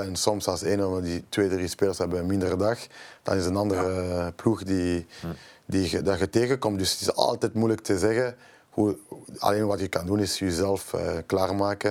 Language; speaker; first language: Dutch; non-native, local second language; French